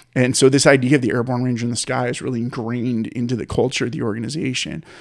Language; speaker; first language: English; native; English